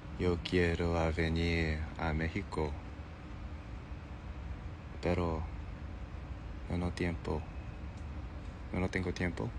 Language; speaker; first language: Spanish; non-native, learner; Korean